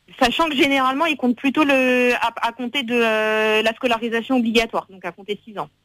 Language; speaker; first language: French; native; French